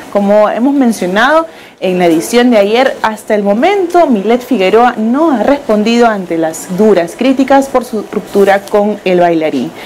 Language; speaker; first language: Spanish; native; Spanish